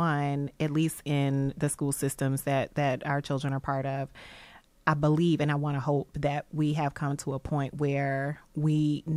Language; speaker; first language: English; native; English